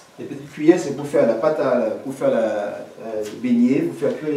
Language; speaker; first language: French; native; French